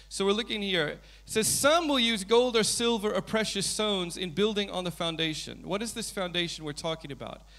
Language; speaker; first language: English; native; English